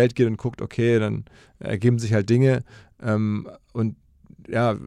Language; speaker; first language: German; native; German